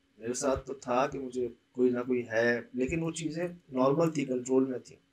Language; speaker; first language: Urdu; early bilingual, heritage; Hindi